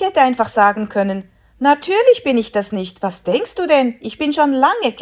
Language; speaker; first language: German; native; German